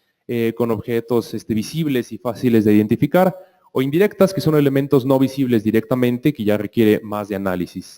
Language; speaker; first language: Spanish; native; Spanish